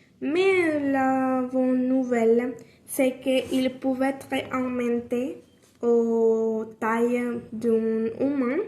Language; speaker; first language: French; non-native, learner; Spanish